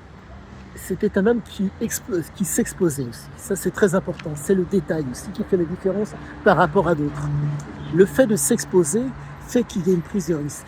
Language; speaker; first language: French; native; French